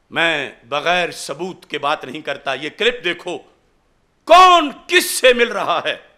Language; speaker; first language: Urdu; non-native, local second language; Punjabi